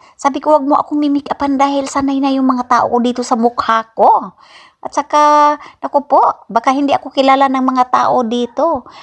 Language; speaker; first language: Filipino; non-native, local second language; Cebuano